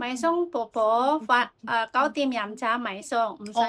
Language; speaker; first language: Cantonese; non-native, learner; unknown